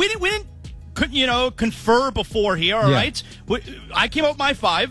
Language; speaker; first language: English; native; English